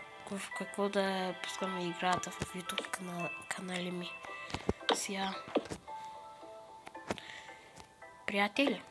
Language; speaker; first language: Bulgarian; non-native, local second language; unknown